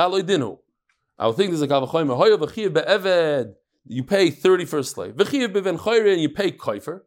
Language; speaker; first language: English; native; English